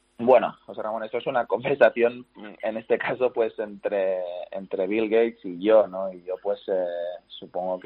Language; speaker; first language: Spanish; native; Spanish